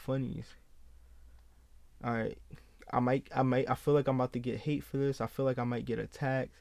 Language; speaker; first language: English; native; English